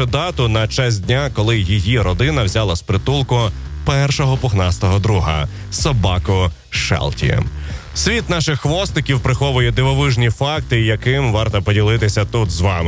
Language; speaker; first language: Ukrainian; native; Ukrainian